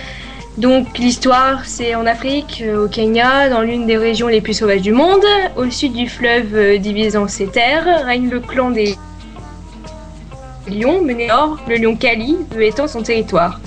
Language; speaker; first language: French; native; French